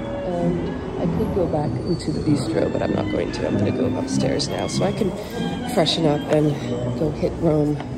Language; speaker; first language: English; native; English